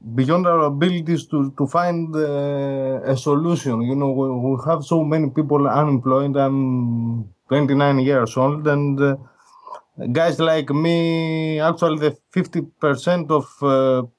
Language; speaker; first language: English; non-native, fluent; Greek